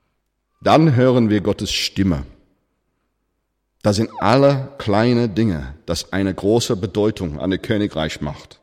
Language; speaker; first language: German; non-native, fluent; English